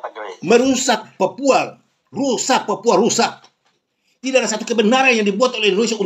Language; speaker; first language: Indonesian; native; Indonesian